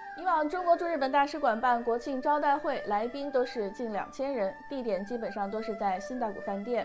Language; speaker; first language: Chinese; native; Chinese